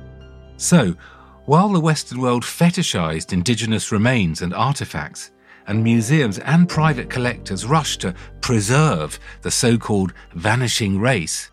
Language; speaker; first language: English; native; English